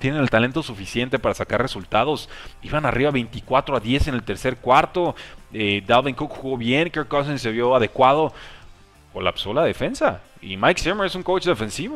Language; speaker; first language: Spanish; native; Spanish